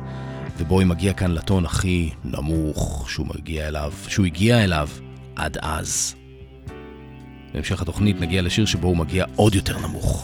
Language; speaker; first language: Hebrew; native; Hebrew